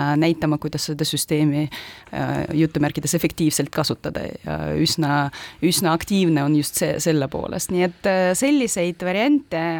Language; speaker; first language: Estonian; non-native, local second language; Russian